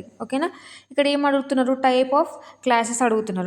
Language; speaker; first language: Telugu; native; Telugu